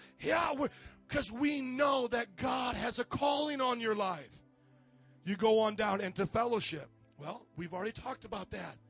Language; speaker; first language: English; native; English